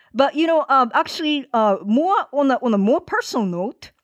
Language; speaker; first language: English; non-native, fluent; Japanese